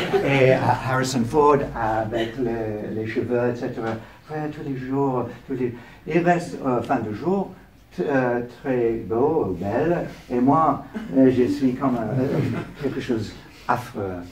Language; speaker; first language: French; non-native, learner; English